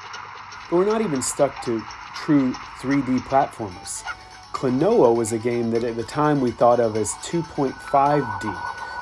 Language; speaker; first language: English; native; English